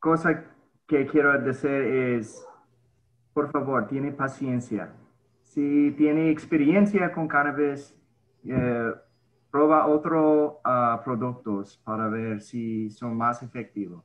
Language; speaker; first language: Spanish; early bilingual, heritage; English